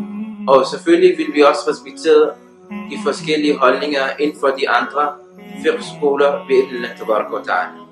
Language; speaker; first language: Danish; early bilingual, other home language; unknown